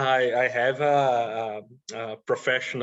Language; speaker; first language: English; non-native, learner; Portuguese